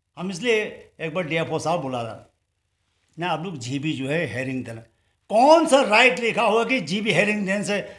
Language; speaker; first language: Hindi; non-native, local second language; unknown